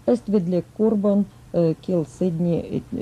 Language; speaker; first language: Hungarian; non-native, fluent; Russian